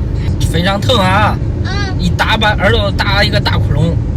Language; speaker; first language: Chinese; native; Chinese